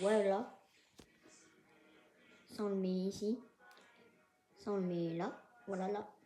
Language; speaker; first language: French; native; French